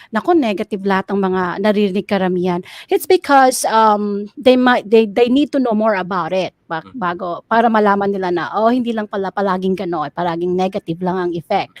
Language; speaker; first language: Filipino; native; Filipino